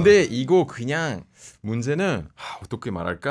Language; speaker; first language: Korean; non-native, fluent; French